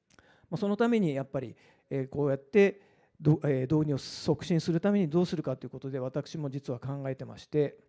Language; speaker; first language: Japanese; native; Japanese